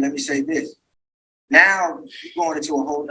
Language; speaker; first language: English; native; English